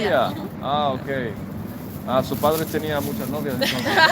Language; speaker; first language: Spanish; non-native, fluent; English